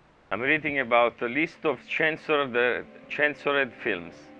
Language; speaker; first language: English; non-native, fluent; Italian